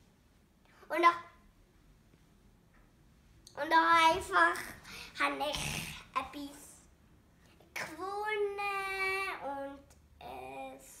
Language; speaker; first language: German; non-native, learner; Indonesian